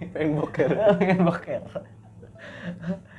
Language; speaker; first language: Indonesian; native; Indonesian